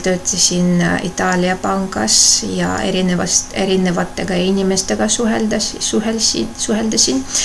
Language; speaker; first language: Estonian; non-native, local second language; Russian